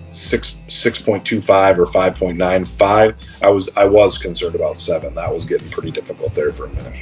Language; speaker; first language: English; native; English